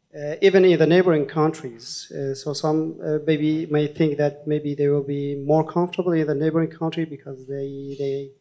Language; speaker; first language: English; non-native, fluent; Kurdish